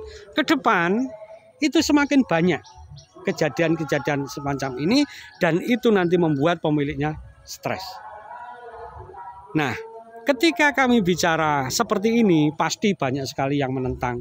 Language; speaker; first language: Indonesian; native; Indonesian